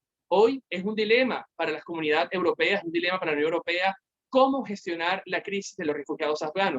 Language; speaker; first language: Spanish; native; Spanish